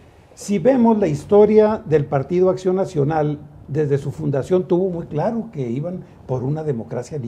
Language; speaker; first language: Spanish; native; Spanish